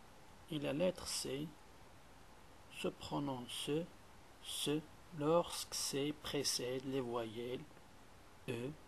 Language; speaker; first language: French; non-native, local second language; Arabic